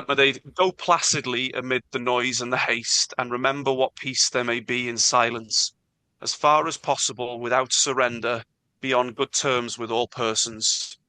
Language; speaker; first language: English; non-native, local second language; Welsh